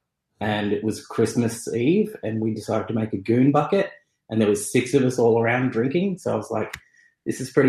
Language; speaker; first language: English; native; English